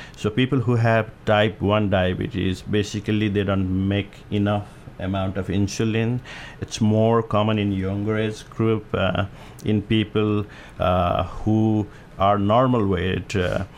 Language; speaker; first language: English; non-native, local second language; Nepali